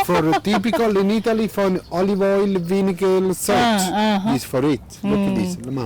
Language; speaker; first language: English; non-native, learner; Italian